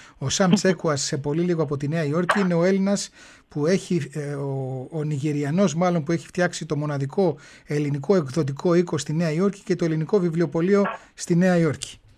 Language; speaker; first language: Greek; native; Greek